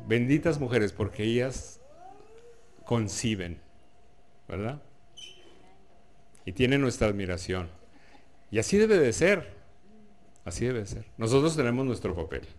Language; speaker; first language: Spanish; native; Spanish